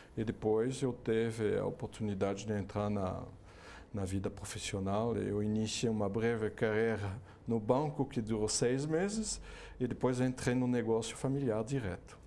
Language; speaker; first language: Portuguese; non-native, fluent; French